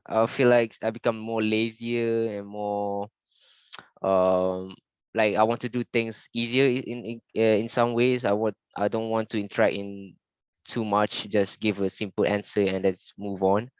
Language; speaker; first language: English; non-native, learner; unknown